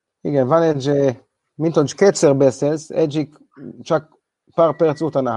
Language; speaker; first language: Hungarian; non-native, learner; Hebrew